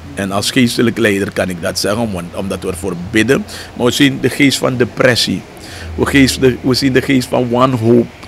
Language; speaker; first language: Dutch; native; Dutch